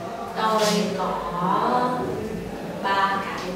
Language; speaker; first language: Vietnamese; non-native, learner; Thai